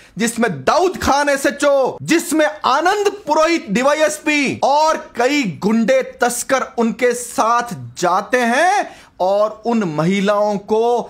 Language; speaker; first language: Hindi; native; Hindi